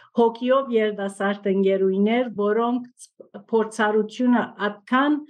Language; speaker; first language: Armenian; native; Armenian